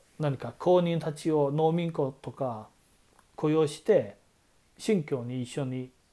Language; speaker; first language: Japanese; non-native, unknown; Chinese